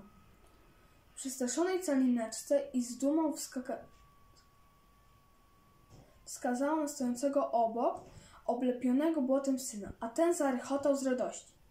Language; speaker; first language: Polish; native; Polish